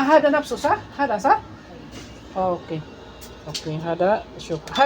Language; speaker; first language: Arabic; non-native, learner; Bangla